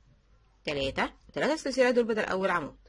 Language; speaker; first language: Arabic; native; Arabic